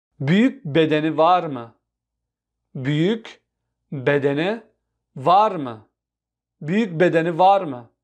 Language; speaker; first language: Turkish; non-native, fluent; Urdu